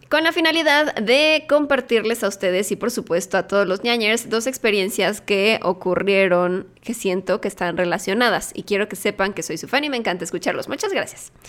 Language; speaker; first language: Spanish; native; Spanish